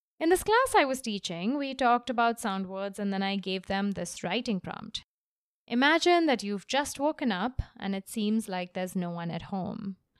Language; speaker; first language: English; non-native, local second language; Hindi